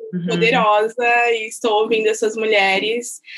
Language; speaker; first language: Portuguese; native; Portuguese